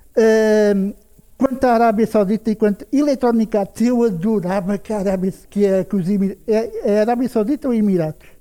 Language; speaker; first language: Portuguese; native; Portuguese